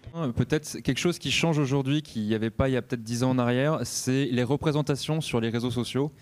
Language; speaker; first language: French; non-native, fluent; Portuguese